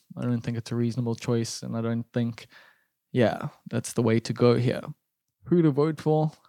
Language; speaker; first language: English; native; English